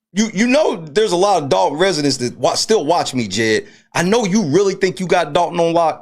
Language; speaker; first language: English; native; English